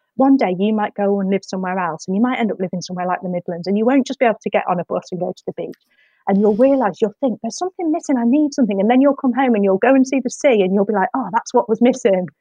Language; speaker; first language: English; native; English